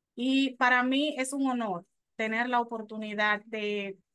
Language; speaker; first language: Spanish; native; Spanish